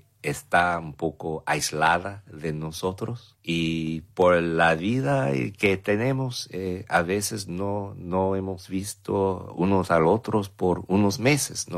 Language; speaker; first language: Spanish; non-native, fluent; English